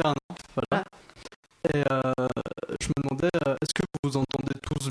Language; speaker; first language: French; native; French